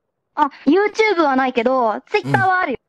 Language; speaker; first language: Japanese; native; Japanese